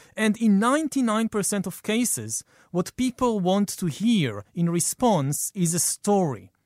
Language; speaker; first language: English; non-native, fluent; Hebrew